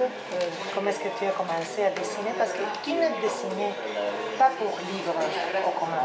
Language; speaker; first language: French; non-native, learner; Spanish